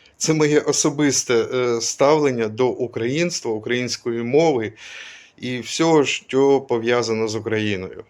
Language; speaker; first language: Ukrainian; non-native, local second language; Russian